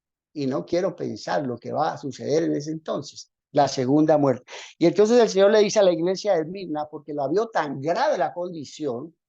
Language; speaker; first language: Spanish; native; Spanish